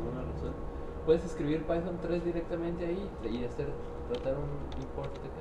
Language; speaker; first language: Spanish; native; Spanish